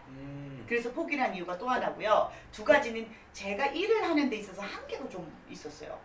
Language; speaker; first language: Korean; early bilingual, heritage; Korean